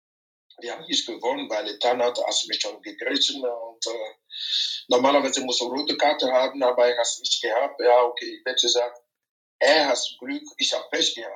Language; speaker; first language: German; non-native, fluent; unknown